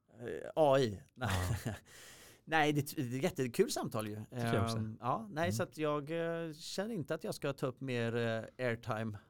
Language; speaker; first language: Swedish; native; Swedish